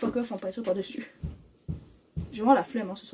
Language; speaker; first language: French; native; French